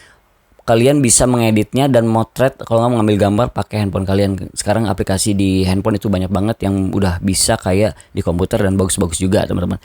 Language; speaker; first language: Indonesian; native; Indonesian